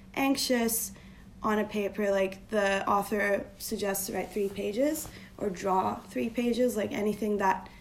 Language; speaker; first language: English; non-native, fluent; Turkish